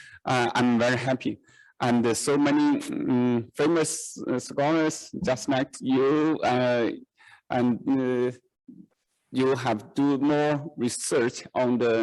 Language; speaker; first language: English; non-native, learner; Chinese